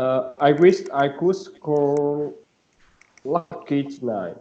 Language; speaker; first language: English; non-native, learner; Vietnamese